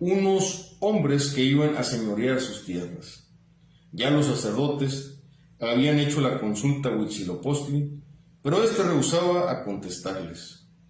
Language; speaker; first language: Spanish; native; Spanish